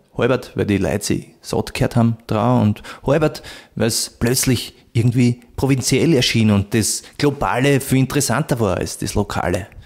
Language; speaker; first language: German; native; German